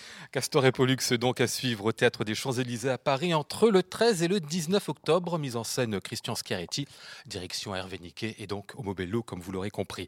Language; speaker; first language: French; native; French